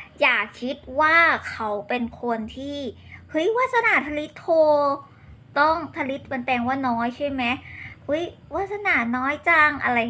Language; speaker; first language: Thai; native; Thai